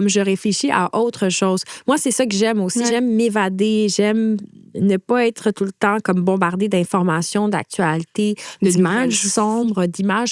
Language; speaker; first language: French; native; French